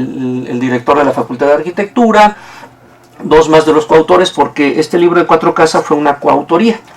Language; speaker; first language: Spanish; native; Spanish